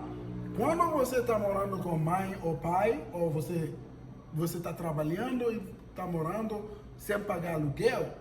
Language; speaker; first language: Portuguese; non-native, fluent; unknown